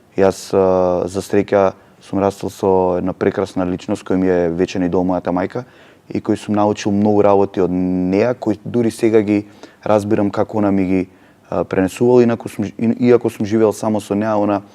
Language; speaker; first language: Macedonian; native; Macedonian